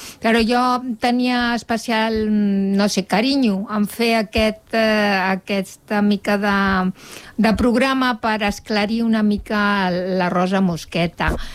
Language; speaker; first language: Catalan; non-native, local second language; Spanish